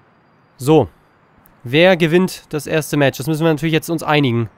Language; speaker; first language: German; native; German